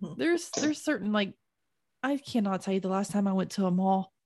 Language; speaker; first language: English; native; English